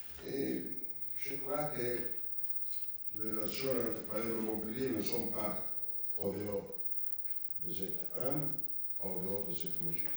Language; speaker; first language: French; non-native, learner; Italian